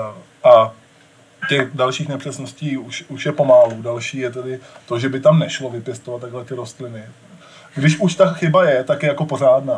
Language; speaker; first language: Czech; native; Czech